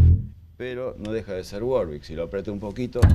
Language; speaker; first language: Spanish; native; Spanish